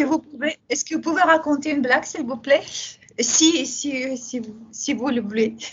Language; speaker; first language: French; non-native, fluent; Russian